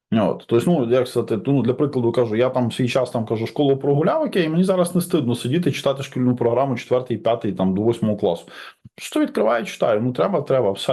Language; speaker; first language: Ukrainian; non-native, local second language; Russian